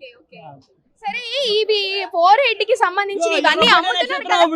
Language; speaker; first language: Telugu; native; Telugu